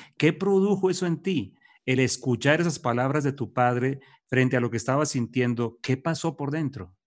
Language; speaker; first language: Spanish; native; Spanish